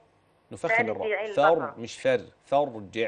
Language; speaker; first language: Arabic; native; Arabic